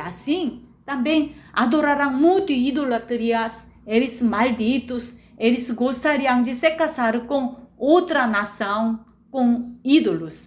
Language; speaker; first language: Portuguese; non-native, learner; Korean